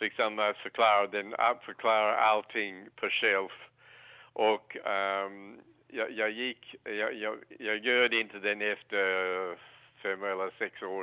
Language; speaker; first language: Swedish; non-native, learner; English